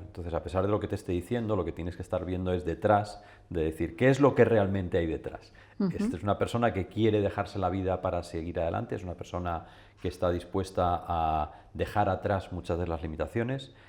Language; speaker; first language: Spanish; native; Spanish